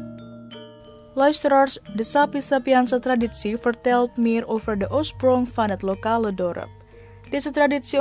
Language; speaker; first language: Dutch; non-native, fluent; Indonesian